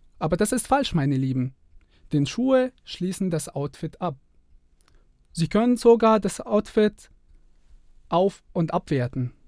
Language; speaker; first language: German; non-native, fluent; Arabic